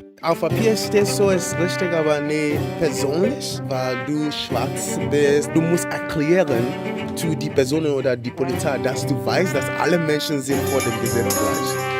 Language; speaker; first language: German; non-native, learner; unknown